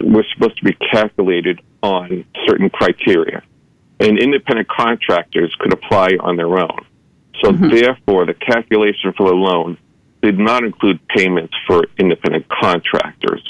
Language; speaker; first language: English; native; English